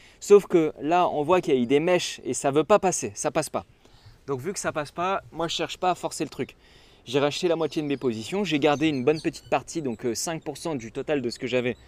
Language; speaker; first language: French; native; French